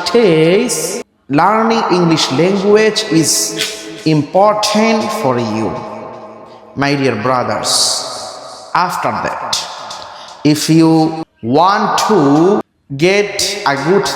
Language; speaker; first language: English; non-native, learner; Bangla